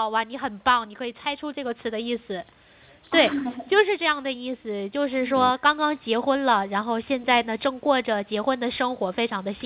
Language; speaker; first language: Chinese; native; Chinese